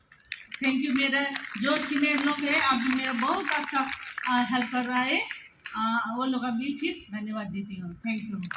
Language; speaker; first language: Hindi; non-native, local second language; Bangla